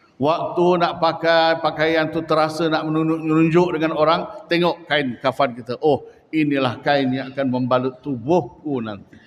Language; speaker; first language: Malay; native; Malay